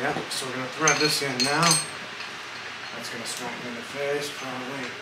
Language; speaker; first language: English; native; English